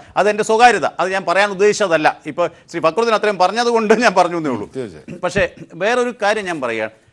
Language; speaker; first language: Malayalam; native; Malayalam